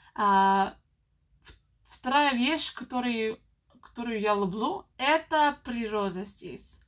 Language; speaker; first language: Russian; non-native, learner; English